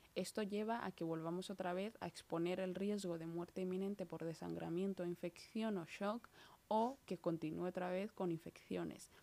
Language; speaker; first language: Spanish; early bilingual, other home language; Somali